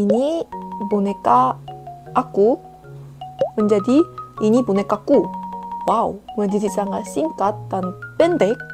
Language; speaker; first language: Indonesian; non-native, fluent; Korean